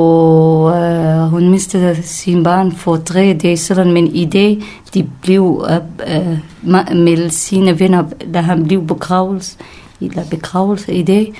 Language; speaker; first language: Danish; non-native, learner; Kurdish